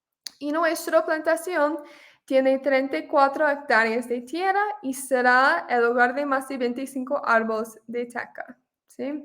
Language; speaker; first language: Spanish; non-native, fluent; English